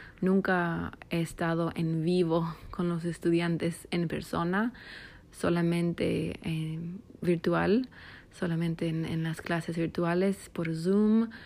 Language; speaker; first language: Spanish; non-native, fluent; English